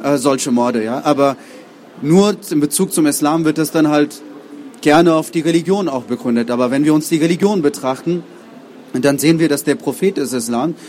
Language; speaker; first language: German; non-native, fluent; Urdu